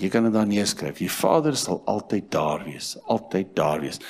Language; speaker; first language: Afrikaans; native; Afrikaans